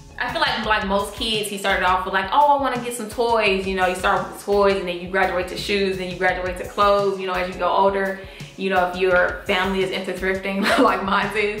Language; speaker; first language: English; native; English